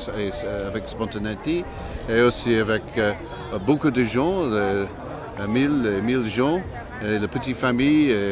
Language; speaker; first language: French; non-native, learner; English